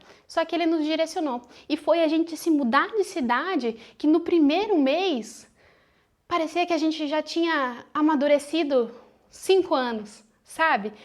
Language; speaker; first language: Portuguese; native; Portuguese